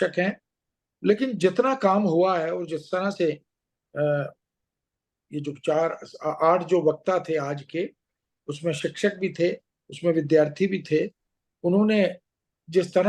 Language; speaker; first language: Hindi; native; Hindi